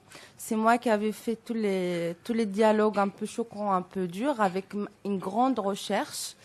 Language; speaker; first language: French; non-native, local second language; Arabic